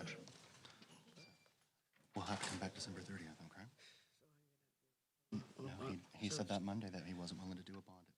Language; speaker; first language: English; native; English